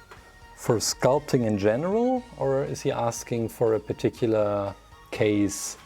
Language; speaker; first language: English; non-native, fluent; German